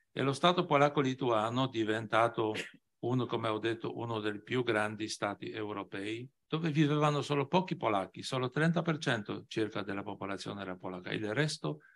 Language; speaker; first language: Italian; non-native, fluent; Polish